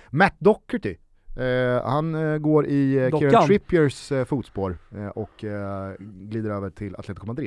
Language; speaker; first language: Swedish; native; Swedish